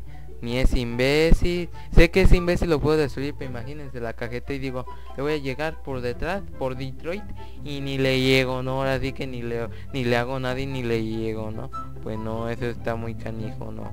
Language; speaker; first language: Spanish; native; Spanish